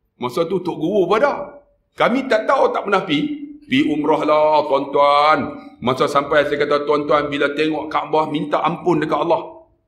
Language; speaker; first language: Malay; native; Malay